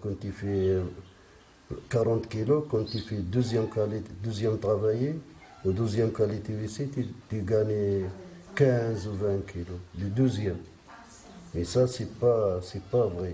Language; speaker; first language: French; non-native, learner; Arabic